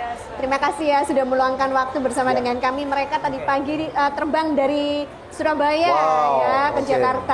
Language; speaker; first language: Indonesian; native; Indonesian